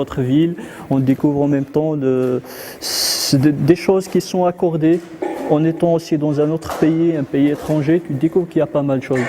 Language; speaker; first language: French; non-native, local second language; Kabyle